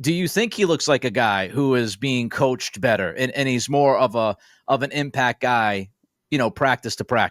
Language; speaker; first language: English; native; English